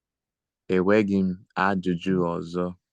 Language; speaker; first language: Igbo; early bilingual, heritage; English